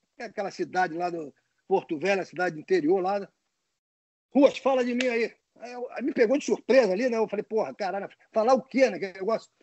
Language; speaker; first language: Portuguese; native; Portuguese